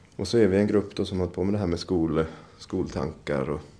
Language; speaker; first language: Swedish; native; Swedish